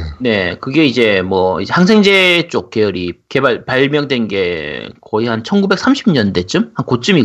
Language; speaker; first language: Korean; native; Korean